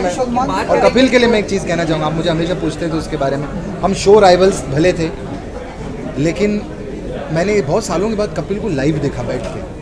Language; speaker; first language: Hindi; native; Hindi